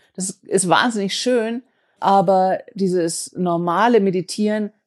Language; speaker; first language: German; native; German